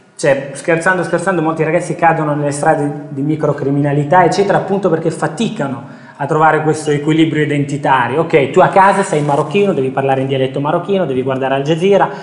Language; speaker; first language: Italian; early bilingual, other home language; Arabic